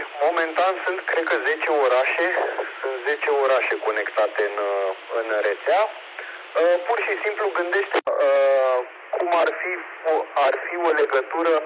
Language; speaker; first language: Romanian; native; Romanian